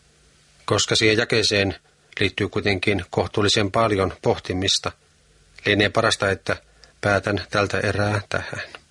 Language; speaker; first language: Finnish; native; Finnish